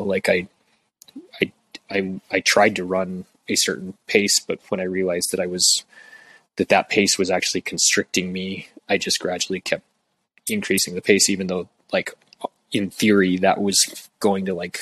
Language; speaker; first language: English; native; English